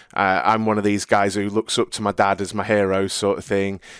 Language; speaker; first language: English; native; English